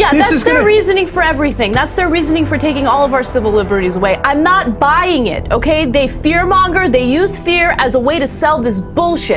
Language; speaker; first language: English; native; English